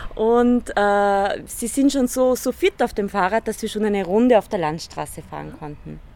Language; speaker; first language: German; native; German